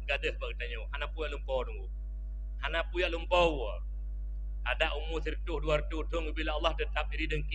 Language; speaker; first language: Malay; non-native, local second language; Achinese